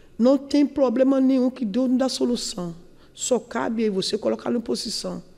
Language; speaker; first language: Portuguese; non-native, learner; Yoruba